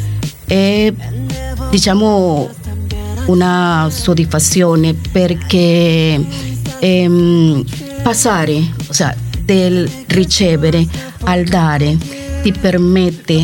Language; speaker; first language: Italian; non-native, fluent; Spanish